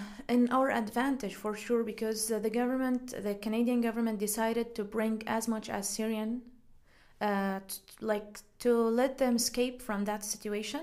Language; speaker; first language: English; non-native, fluent; Arabic